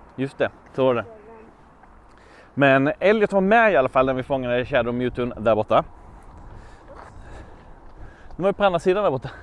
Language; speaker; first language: Swedish; native; Swedish